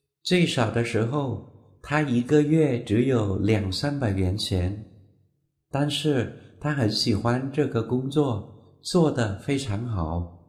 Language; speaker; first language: Chinese; non-native, fluent; Vietnamese